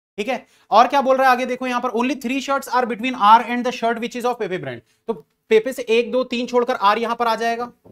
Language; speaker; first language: Hindi; native; Hindi